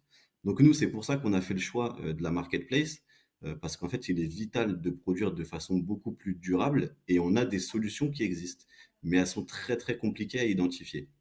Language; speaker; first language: French; native; French